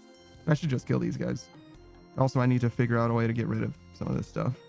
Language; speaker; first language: English; native; English